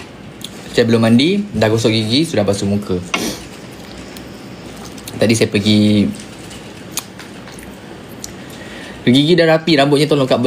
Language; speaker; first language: Malay; native; Malay